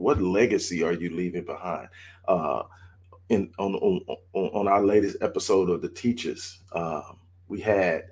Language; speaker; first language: English; native; English